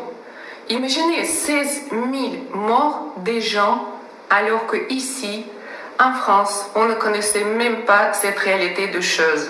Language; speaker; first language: French; non-native, fluent; Russian